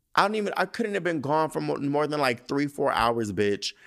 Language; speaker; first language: English; native; English